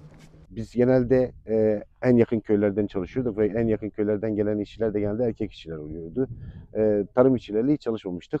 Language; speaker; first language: Turkish; native; Turkish